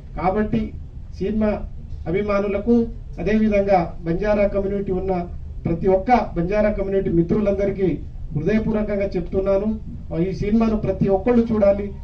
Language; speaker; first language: Telugu; non-native, local second language; Lambadi